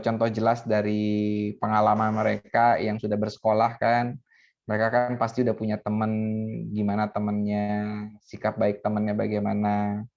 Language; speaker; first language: Indonesian; native; Indonesian